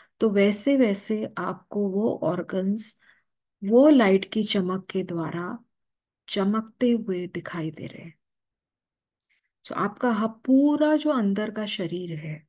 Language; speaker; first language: Hindi; native; Hindi